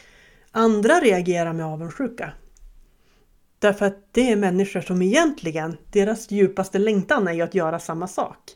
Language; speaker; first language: Swedish; native; Swedish